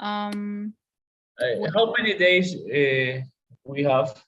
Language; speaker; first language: English; non-native, learner; Spanish